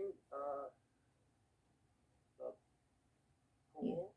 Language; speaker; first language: English; non-native, learner; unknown